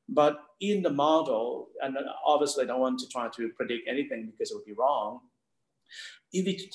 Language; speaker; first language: English; non-native, fluent; Thai